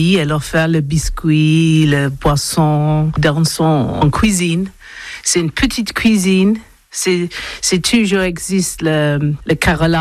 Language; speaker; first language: French; non-native, learner; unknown